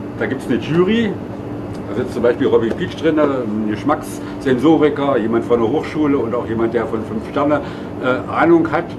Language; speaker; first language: German; native; German